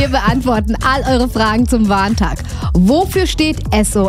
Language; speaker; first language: German; native; German